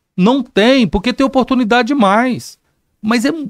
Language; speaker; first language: Portuguese; native; Portuguese